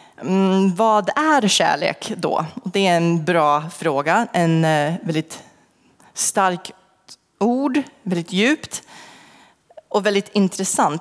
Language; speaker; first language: Swedish; non-native, fluent; English